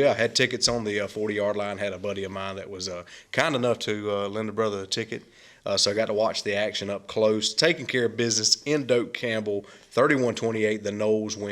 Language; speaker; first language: English; native; English